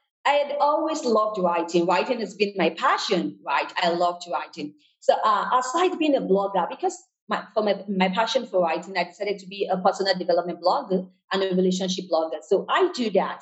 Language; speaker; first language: English; non-native, local second language; Yoruba